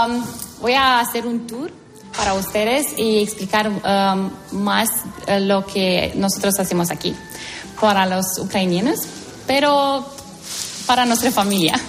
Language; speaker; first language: Spanish; non-native, learner; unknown